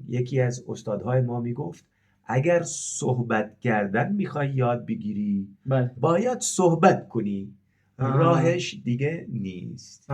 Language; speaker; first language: Persian; non-native, fluent; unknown